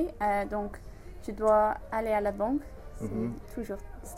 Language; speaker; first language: French; non-native, fluent; English